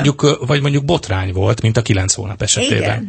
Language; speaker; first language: Hungarian; native; Hungarian